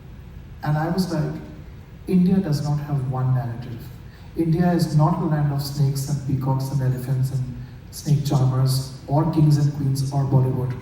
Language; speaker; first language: English; non-native, local second language; Bangla